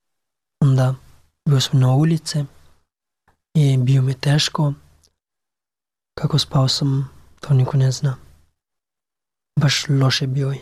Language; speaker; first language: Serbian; non-native, learner; Pashto